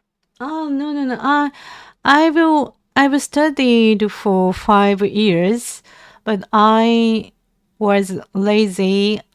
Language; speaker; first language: English; non-native, learner; Japanese